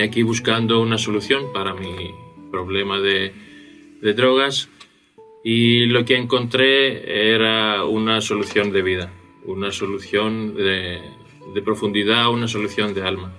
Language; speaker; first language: Spanish; non-native, fluent; Greek